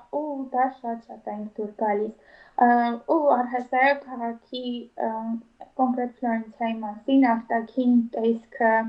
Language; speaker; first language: Armenian; native; Armenian